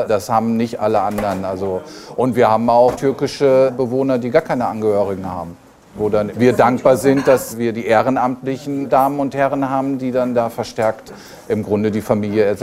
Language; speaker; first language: German; native; German